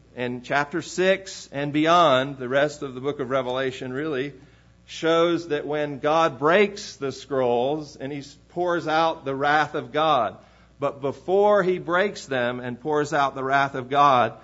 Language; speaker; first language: English; native; English